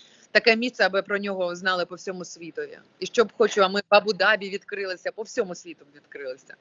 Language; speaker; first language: Ukrainian; non-native, local second language; Russian